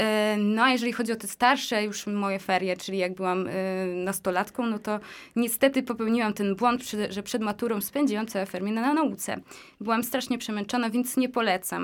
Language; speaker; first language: Polish; native; Polish